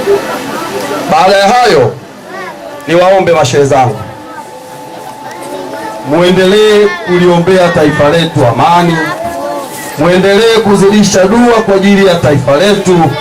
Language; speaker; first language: Swahili; native; Swahili